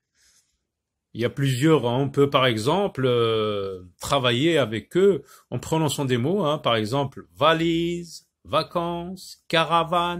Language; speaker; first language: French; non-native, local second language; Arabic